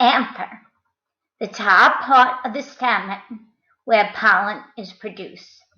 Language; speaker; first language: English; native; English